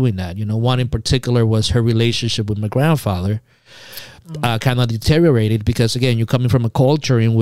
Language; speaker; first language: English; early bilingual, other home language; Spanish